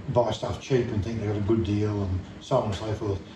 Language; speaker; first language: English; native; English